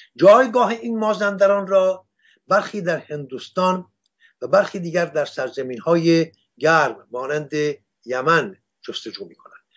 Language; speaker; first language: Persian; non-native, local second language; Assyrian Neo-Aramaic